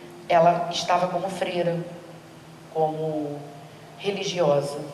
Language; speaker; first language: Portuguese; native; Portuguese